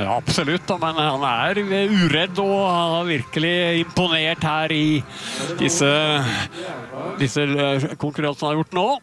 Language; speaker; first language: Norwegian; native; Norwegian